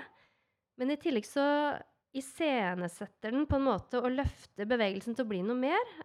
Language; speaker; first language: Norwegian; native; Norwegian